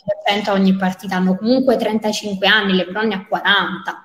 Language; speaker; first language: Italian; native; Italian